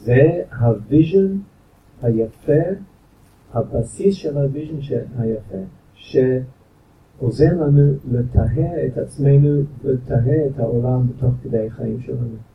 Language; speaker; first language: Hebrew; non-native, fluent; English